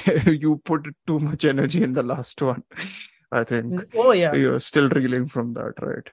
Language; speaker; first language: English; non-native, local second language; Hindi